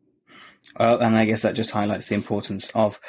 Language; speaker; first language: English; native; English